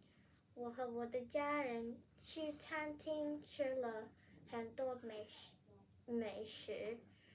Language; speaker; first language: Chinese; non-native, learner; Japanese